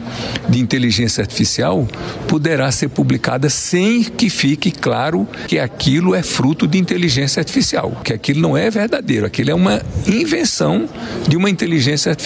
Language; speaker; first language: Portuguese; native; Portuguese